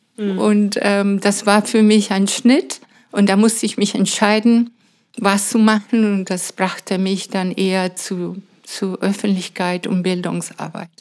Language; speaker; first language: German; non-native, fluent; Spanish